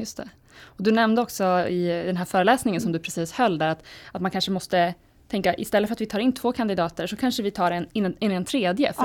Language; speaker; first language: Swedish; native; Swedish